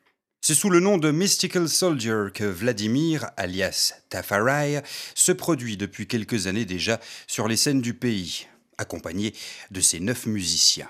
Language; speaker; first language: French; native; French